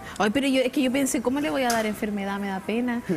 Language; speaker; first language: Spanish; native; Spanish